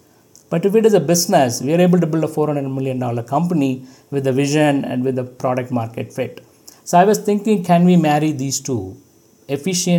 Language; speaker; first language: English; non-native, local second language; Tamil